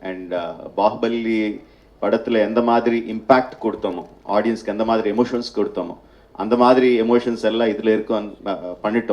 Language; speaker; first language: Tamil; non-native, learner; Telugu